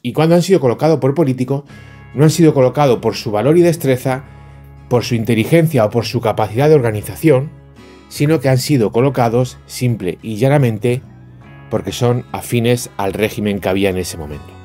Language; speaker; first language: Spanish; native; Spanish